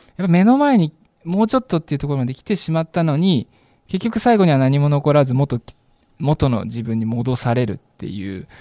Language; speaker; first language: Japanese; native; Japanese